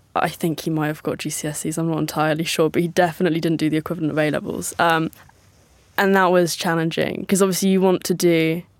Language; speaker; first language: English; native; English